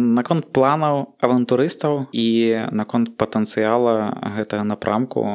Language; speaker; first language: Belarusian; non-native, local second language; Russian